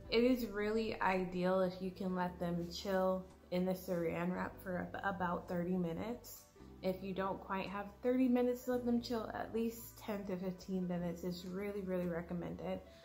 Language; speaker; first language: English; native; English